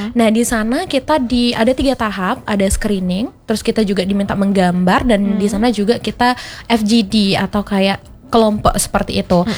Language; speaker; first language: Indonesian; non-native, local second language; Sasak